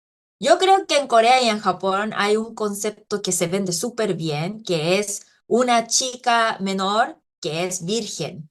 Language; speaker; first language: Spanish; non-native, fluent; Korean